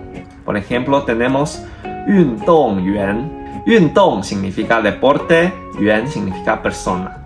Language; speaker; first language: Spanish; non-native, fluent; Chinese